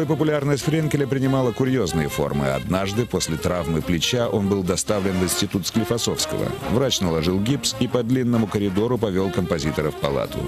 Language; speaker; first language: Russian; native; Russian